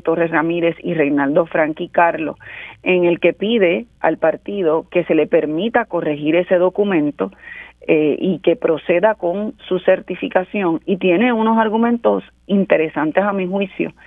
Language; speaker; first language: Spanish; native; Spanish